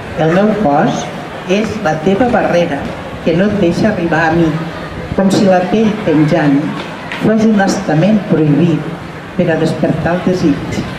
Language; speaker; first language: Catalan; native; Catalan